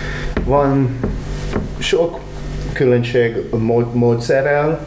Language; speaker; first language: Hungarian; non-native, learner; English